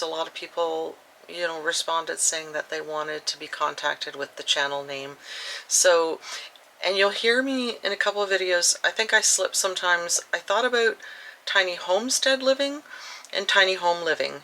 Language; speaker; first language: English; native; English